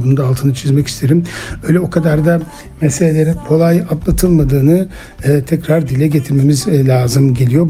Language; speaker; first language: Turkish; native; Turkish